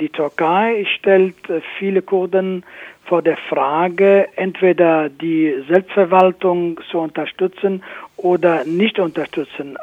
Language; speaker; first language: German; non-native, fluent; Kurdish